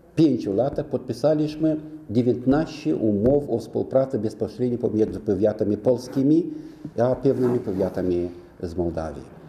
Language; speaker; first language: Polish; non-native, fluent; Romanian